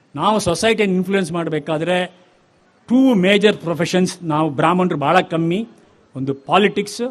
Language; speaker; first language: Kannada; native; Kannada